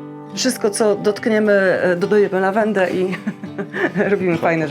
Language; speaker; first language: Polish; native; Polish